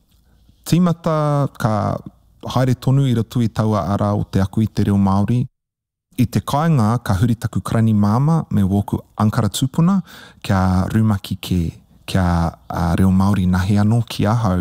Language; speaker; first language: Māori; non-native, local second language; English